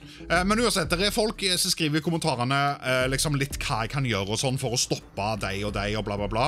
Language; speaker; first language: Norwegian; native; Norwegian